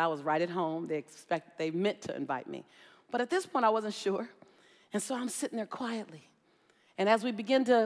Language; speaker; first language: English; native; English